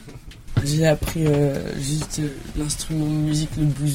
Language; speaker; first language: French; non-native, learner; Greek